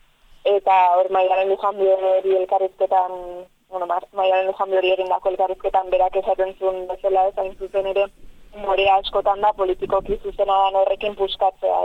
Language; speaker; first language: Basque; native; Basque